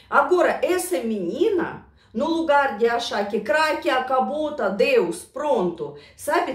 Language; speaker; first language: Portuguese; non-native, fluent; Russian